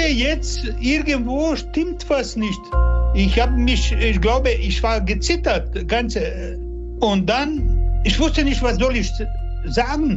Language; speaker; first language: German; non-native, learner; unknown